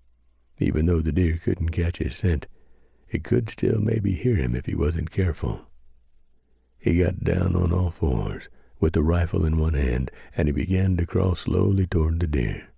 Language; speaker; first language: English; native; English